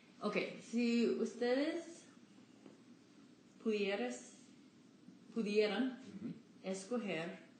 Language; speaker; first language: Spanish; non-native, learner; English